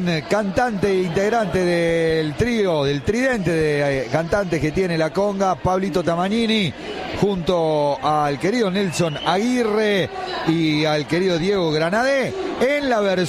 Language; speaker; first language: Spanish; native; Spanish